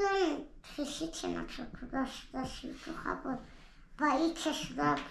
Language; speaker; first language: Russian; non-native, local second language; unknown